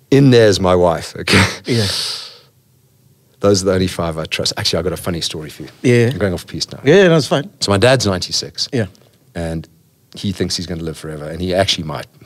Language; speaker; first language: English; native; English